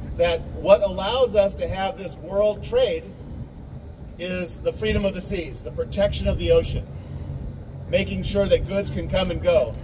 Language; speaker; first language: English; native; English